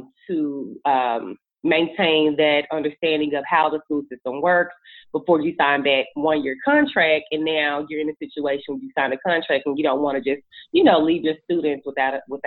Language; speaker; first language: English; native; English